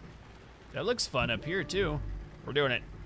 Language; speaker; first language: English; native; English